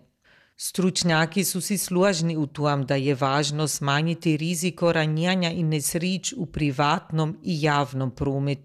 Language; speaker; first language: Serbian; native; Serbian